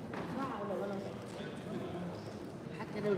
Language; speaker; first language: Arabic; native; Arabic